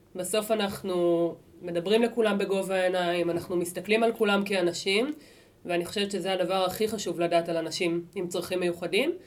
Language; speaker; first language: Hebrew; native; Hebrew